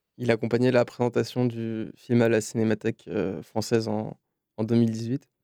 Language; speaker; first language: French; native; French